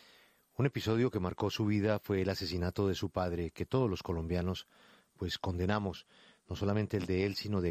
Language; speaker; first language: Spanish; native; Spanish